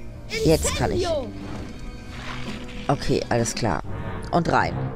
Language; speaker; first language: German; native; German